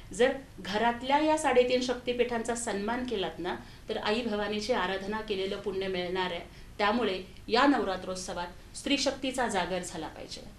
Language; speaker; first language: Marathi; non-native, local second language; Telugu